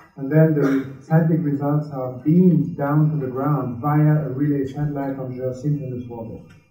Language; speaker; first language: English; non-native, fluent; French